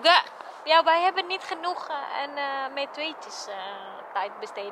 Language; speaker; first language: Dutch; non-native, learner; Indonesian